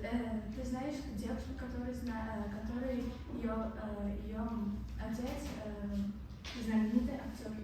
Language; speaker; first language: Russian; non-native, local second language; Tajik